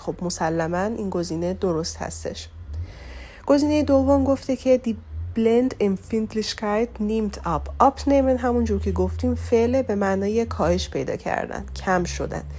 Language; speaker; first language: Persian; native; Persian